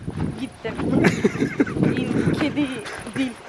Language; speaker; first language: Turkish; non-native, fluent; Albanian